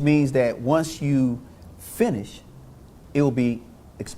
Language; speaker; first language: English; native; English